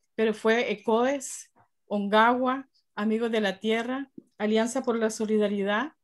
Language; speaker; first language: Spanish; native; Spanish